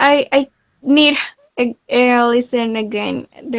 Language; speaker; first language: English; non-native, learner; Spanish